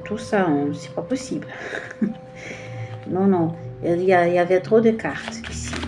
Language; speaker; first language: French; non-native, learner; Portuguese